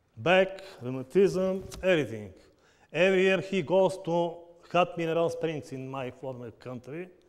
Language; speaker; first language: English; non-native, learner; Bulgarian